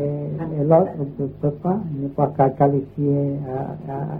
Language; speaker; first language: French; non-native, learner; Vietnamese